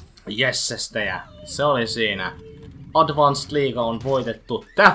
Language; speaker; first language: Finnish; native; Finnish